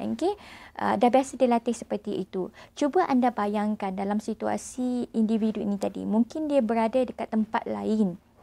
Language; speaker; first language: Malay; non-native, local second language; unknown